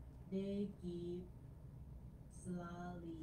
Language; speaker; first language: English; non-native, learner; Thai